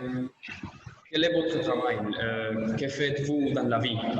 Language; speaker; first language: French; non-native, learner; Spanish